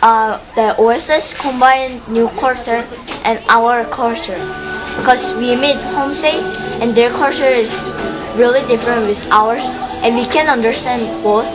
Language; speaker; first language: English; non-native, learner; Korean